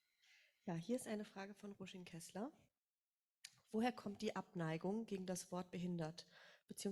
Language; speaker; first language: German; native; German